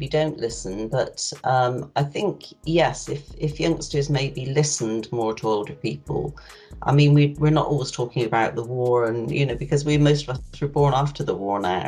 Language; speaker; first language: English; native; English